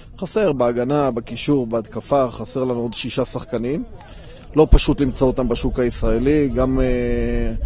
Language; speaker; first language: Hebrew; non-native, local second language; Arabic